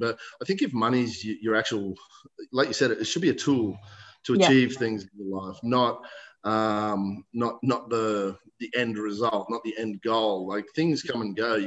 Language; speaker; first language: English; native; English